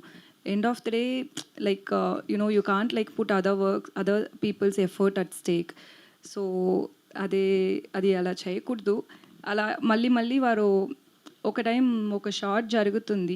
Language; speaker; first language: Telugu; non-native, learner; Tamil